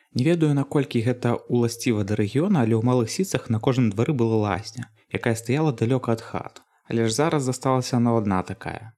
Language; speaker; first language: Belarusian; native; Belarusian